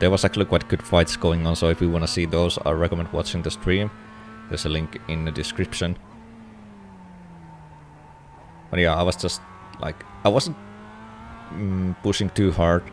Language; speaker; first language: English; non-native, fluent; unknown